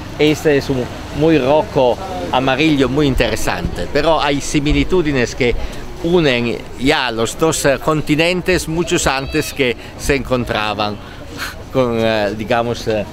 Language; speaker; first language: Spanish; non-native, learner; Italian